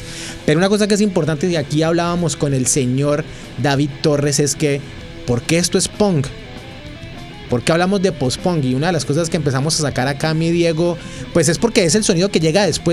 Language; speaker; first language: Spanish; native; Spanish